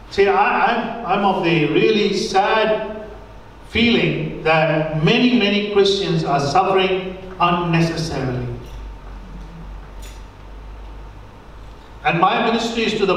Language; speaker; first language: English; non-native, local second language; Tamil